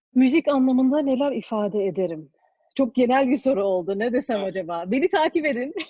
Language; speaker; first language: Turkish; early bilingual, heritage; Turkish